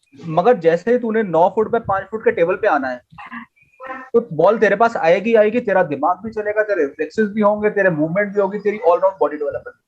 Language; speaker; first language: Hindi; native; Hindi